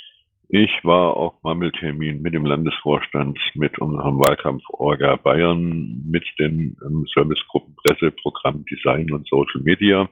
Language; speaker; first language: German; native; German